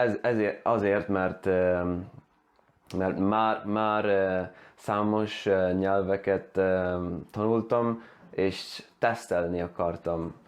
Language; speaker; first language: Hungarian; non-native, learner; Swedish